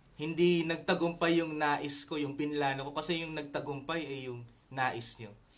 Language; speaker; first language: Filipino; native; Filipino